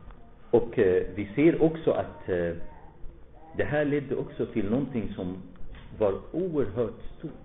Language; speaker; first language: Swedish; non-native, fluent; Arabic